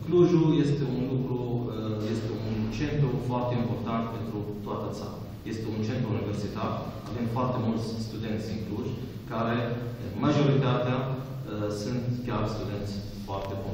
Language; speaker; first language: Romanian; non-native, fluent; Arabic